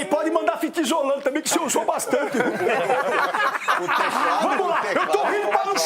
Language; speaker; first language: Portuguese; native; Portuguese